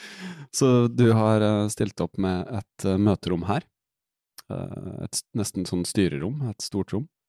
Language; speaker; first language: Norwegian; native; Norwegian